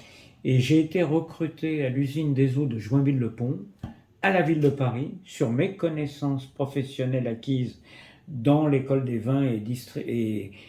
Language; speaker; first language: French; native; French